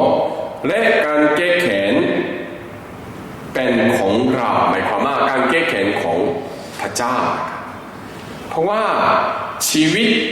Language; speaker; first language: Thai; non-native, fluent; Korean